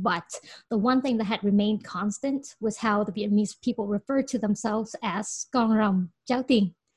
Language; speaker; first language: English; early bilingual, other home language; Vietnamese